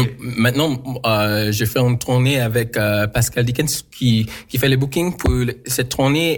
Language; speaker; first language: French; non-native, learner; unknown